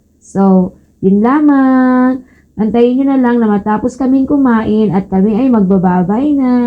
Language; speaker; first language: Filipino; native; Filipino